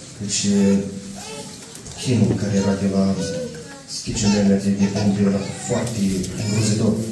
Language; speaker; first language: Romanian; non-native, learner; Russian